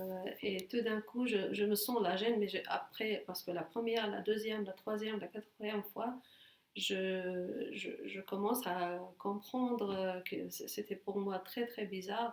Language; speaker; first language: French; non-native, fluent; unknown